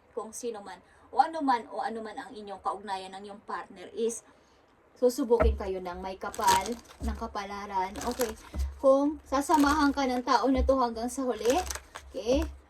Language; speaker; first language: Filipino; non-native, local second language; Bikol